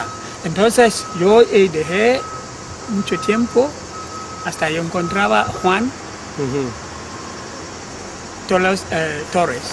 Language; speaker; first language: Spanish; non-native, learner; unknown